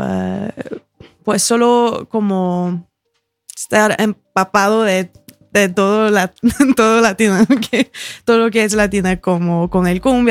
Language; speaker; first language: Spanish; early bilingual, heritage; Spanish